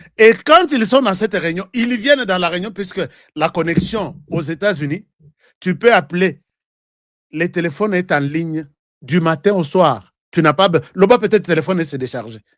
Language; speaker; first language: French; non-native, local second language; Lingala